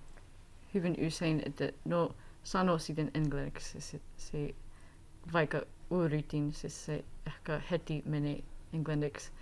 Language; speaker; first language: Finnish; non-native, learner; English